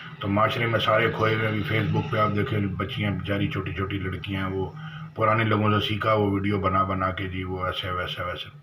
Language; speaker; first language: Urdu; native; Urdu